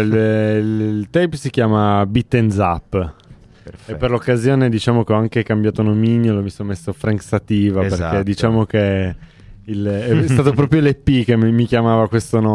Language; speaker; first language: Italian; native; Italian